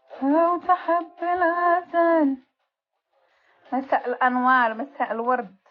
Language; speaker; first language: Arabic; native; Arabic